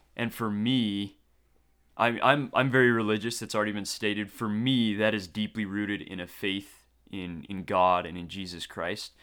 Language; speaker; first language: English; native; English